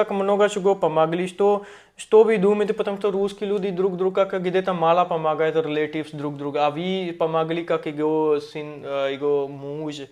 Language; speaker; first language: Russian; non-native, learner; Hindi